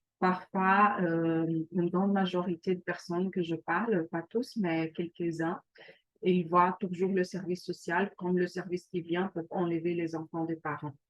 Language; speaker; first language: French; non-native, fluent; Portuguese